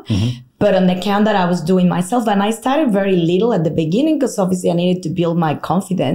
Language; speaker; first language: English; non-native, fluent; Spanish